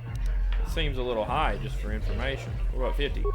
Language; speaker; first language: English; native; English